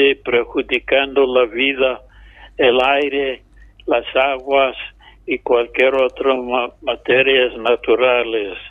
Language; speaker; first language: Spanish; non-native, fluent; English